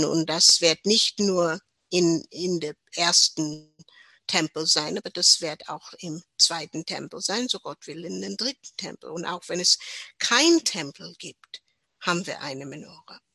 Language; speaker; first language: German; non-native, learner; English